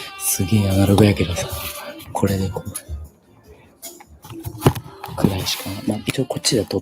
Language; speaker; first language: Japanese; native; Japanese